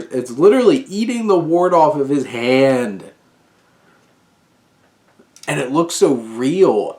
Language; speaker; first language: English; native; English